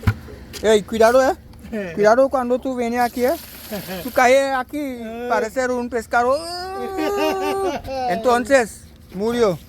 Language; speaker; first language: Spanish; non-native, learner; English